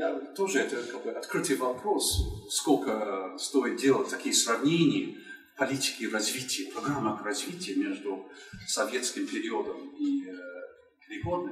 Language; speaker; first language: Russian; non-native, fluent; English